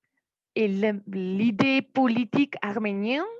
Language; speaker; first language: French; non-native, fluent; Armenian